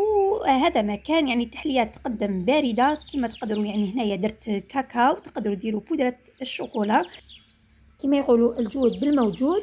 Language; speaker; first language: Arabic; native; Arabic